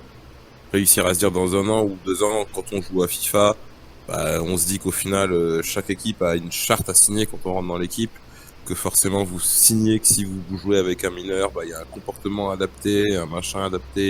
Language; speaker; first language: French; native; French